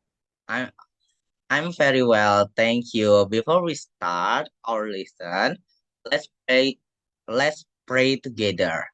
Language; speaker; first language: English; non-native, fluent; Indonesian